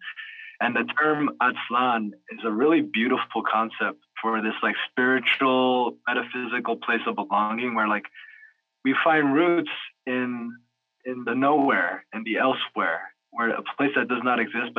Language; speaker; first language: English; native; English